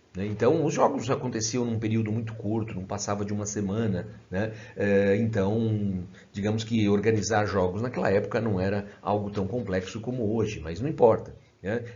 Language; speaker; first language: Portuguese; native; Portuguese